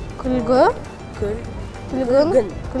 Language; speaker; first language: Kazakh; non-native, local second language; Russian